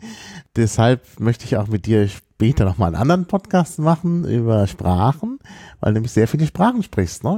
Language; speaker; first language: German; native; German